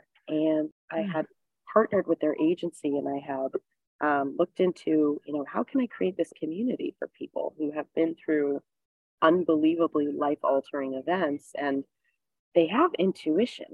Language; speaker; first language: English; native; English